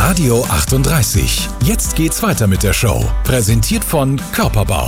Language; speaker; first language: German; native; German